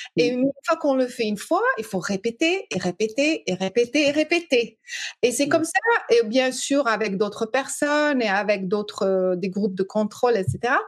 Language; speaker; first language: French; early bilingual, other home language; English